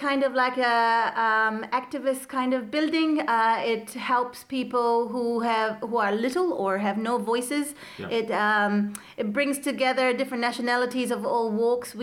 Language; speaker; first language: English; native; English